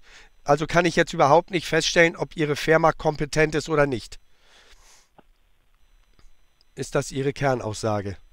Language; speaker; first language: German; native; German